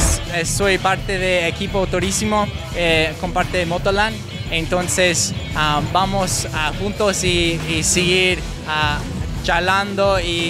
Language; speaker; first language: Spanish; non-native, learner; English